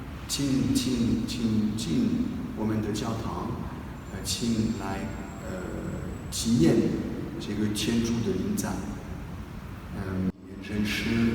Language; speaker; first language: Chinese; non-native, fluent; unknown